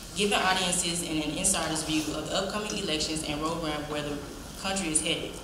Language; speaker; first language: English; native; English